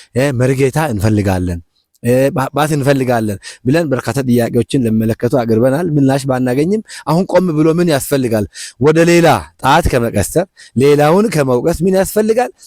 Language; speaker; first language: Amharic; non-native, local second language; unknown